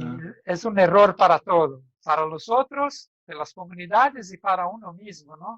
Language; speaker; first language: Spanish; non-native, fluent; Portuguese